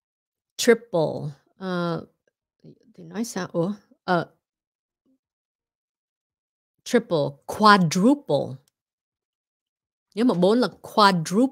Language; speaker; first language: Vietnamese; early bilingual, heritage; Vietnamese